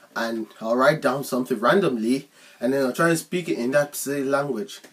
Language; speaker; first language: English; native; English